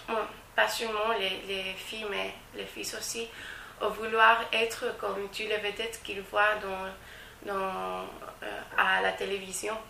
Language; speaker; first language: French; non-native, fluent; English